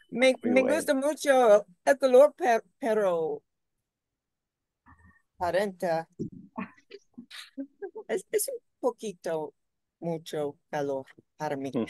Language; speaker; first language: Spanish; non-native, learner; English